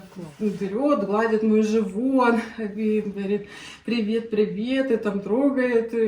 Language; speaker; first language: Russian; native; Russian